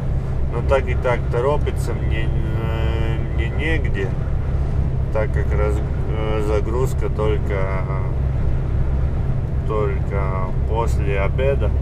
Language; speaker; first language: Russian; non-native, fluent; Latvian